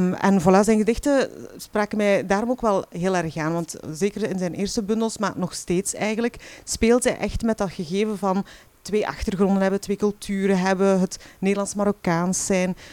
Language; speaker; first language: Dutch; early bilingual, other home language; Arabic